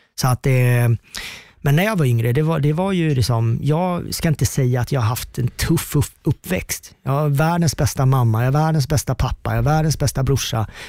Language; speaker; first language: Swedish; native; Swedish